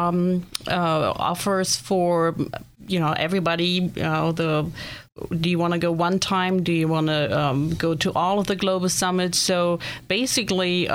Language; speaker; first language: English; non-native, fluent; German